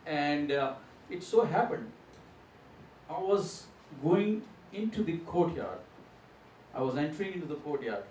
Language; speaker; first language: English; non-native, local second language; Gujarati